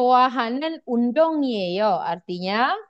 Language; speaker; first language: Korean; non-native, fluent; Indonesian